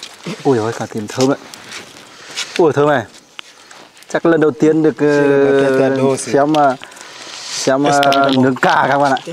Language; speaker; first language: Vietnamese; native; Vietnamese